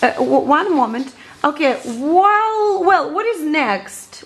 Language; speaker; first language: English; non-native, fluent; Russian